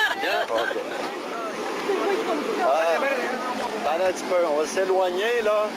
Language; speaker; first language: French; native; French